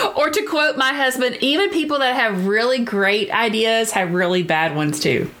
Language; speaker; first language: English; native; English